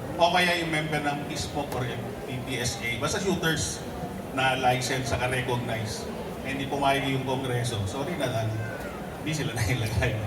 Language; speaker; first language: Filipino; non-native, local second language; Iloko